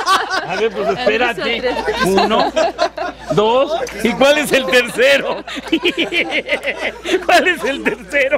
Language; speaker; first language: Spanish; native; Spanish